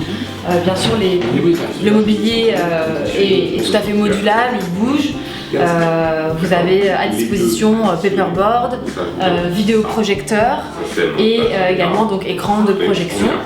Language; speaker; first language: French; native; French